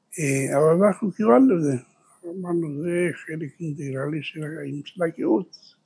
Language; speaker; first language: Hebrew; early bilingual, other home language; Spanish